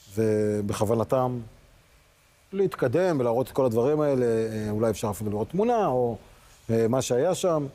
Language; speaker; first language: Hebrew; native; Hebrew